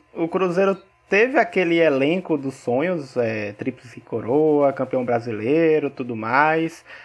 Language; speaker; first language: Portuguese; native; Portuguese